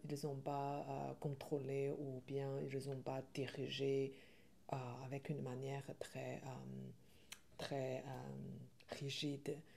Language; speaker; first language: French; non-native, learner; Chinese